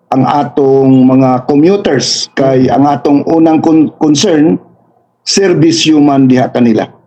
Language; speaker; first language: Cebuano; native; Cebuano